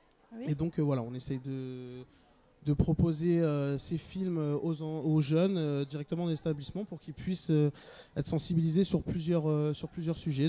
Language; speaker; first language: French; native; French